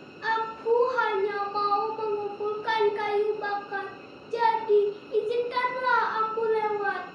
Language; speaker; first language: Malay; non-native, local second language; Balinese